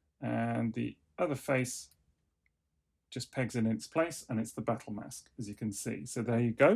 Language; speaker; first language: English; native; English